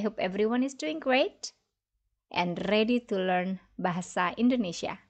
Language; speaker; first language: English; non-native, local second language; Indonesian